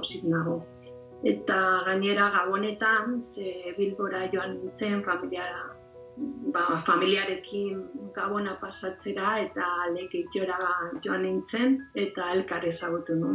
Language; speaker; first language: Basque; non-native, local second language; Spanish